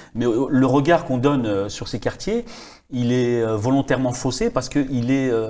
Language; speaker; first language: French; native; French